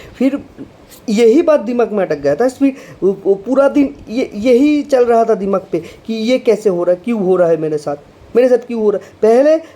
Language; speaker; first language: Hindi; non-native, local second language; Bangla